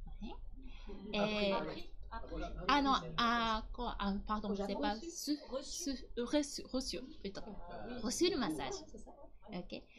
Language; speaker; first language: French; non-native, learner; Japanese